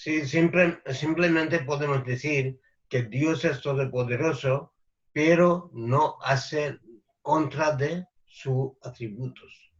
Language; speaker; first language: Spanish; non-native, fluent; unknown